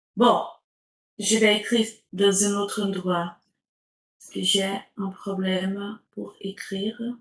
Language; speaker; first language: French; non-native, fluent; Portuguese